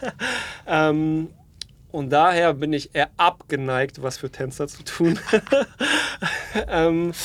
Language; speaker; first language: German; early bilingual, other home language; Polish